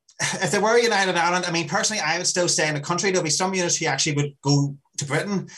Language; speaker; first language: English; native; English